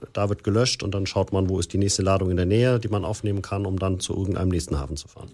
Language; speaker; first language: German; native; German